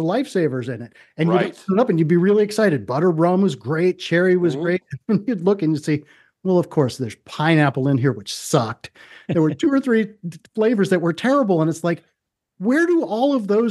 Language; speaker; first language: English; native; English